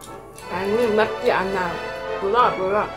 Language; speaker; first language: English; non-native, local second language; Cantonese